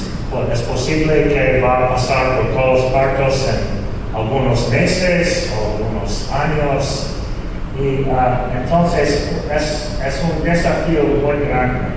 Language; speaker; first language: Spanish; non-native, fluent; English